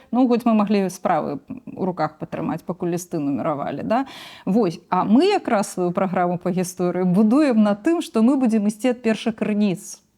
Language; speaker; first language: Belarusian; native; Belarusian